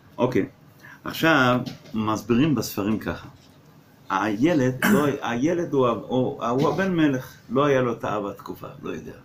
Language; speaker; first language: Hebrew; non-native, fluent; English